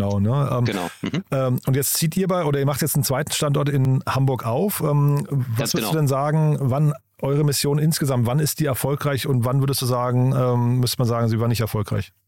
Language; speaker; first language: German; native; German